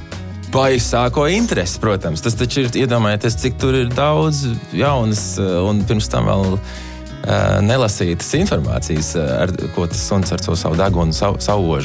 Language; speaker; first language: Latvian; native; Latvian